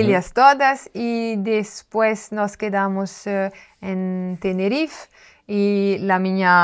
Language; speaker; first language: Spanish; non-native, learner; French